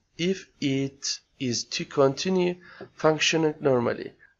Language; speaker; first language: English; non-native, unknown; Turkish